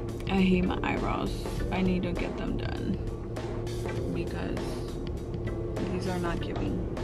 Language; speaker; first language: English; early bilingual, other home language; Spanish